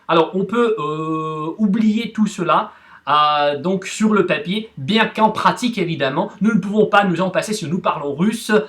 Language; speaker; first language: French; non-native, fluent; Russian